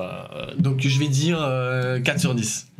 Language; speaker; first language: French; native; French